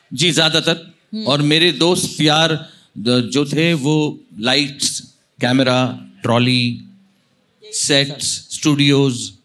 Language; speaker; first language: Hindi; non-native, local second language; Marathi